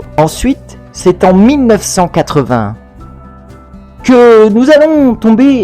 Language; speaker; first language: French; native; French